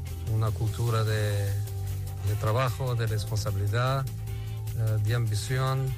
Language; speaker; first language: Spanish; non-native, fluent; Portuguese